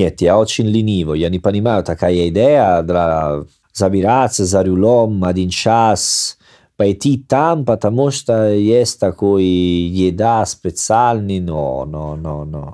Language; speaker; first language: Russian; non-native, learner; Italian